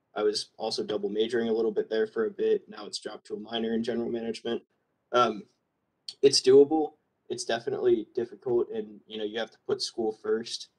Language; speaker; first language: English; native; English